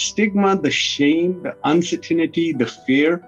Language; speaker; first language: English; non-native, local second language; Punjabi